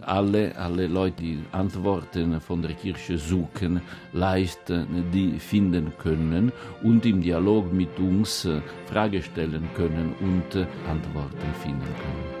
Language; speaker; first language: German; non-native, fluent; Italian